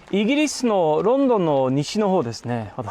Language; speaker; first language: Japanese; non-native, fluent; English